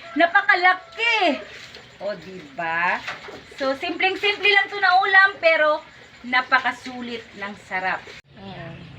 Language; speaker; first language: Filipino; non-native, local second language; Cebuano